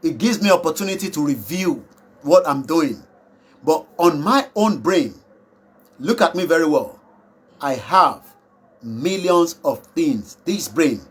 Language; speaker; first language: English; non-native, local second language; Yoruba